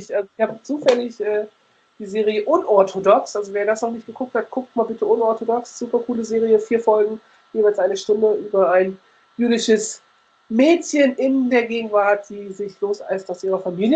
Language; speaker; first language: German; native; German